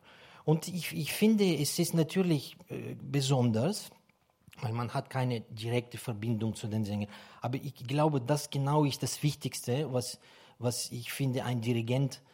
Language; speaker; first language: German; non-native, fluent; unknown